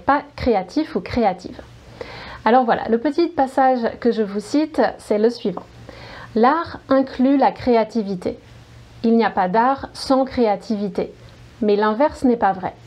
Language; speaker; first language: French; native; French